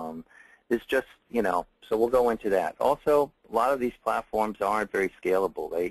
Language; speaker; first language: English; native; English